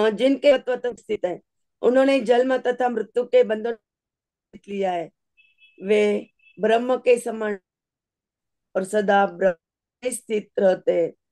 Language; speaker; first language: Hindi; non-native, local second language; Marathi